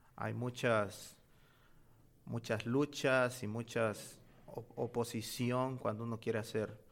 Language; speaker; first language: Spanish; native; Spanish